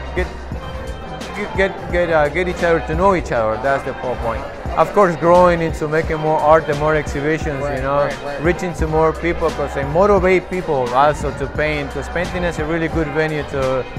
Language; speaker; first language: English; non-native, fluent; Spanish